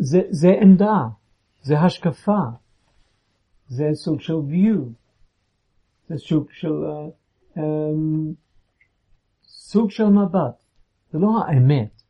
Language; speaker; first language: Hebrew; non-native, fluent; English